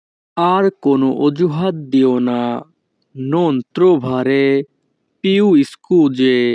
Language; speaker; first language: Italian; non-native, fluent; Bangla